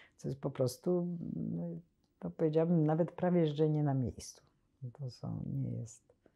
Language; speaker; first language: Polish; native; Polish